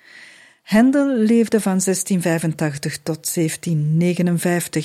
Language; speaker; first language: Dutch; native; Dutch